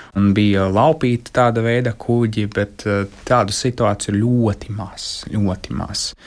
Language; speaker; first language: Latvian; non-native, local second language; Russian